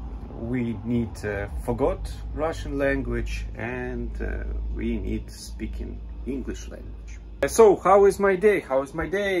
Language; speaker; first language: English; non-native, learner; Russian